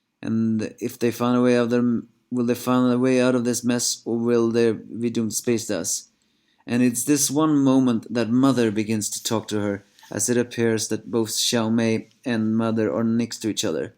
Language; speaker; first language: English; non-native, fluent; Swedish